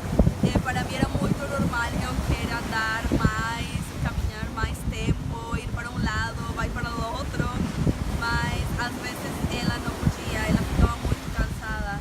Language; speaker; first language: Portuguese; non-native, fluent; Spanish